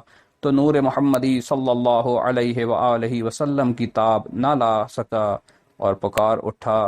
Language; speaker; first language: Urdu; native; Urdu